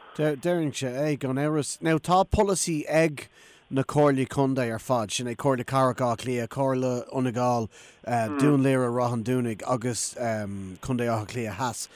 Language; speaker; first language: Irish; non-native, local second language; English